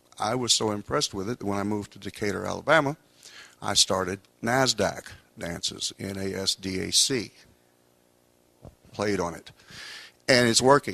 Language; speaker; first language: English; native; English